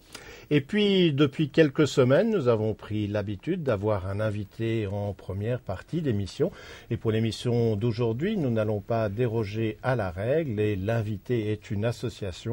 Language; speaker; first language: French; native; French